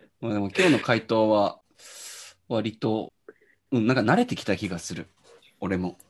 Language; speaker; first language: Japanese; native; Japanese